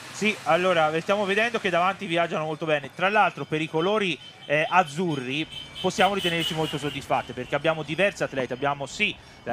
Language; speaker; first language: Italian; native; Italian